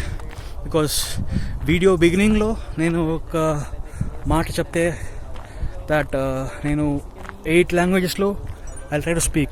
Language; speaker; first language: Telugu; non-native, local second language; Tamil